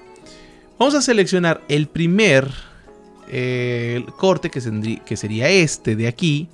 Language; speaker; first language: Spanish; native; Spanish